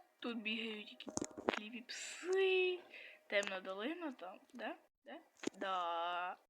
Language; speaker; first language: Ukrainian; non-native, local second language; Russian